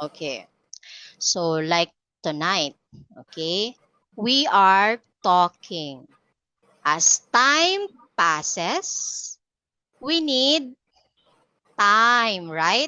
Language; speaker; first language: English; non-native, fluent; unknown